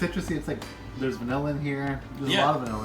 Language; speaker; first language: English; native; English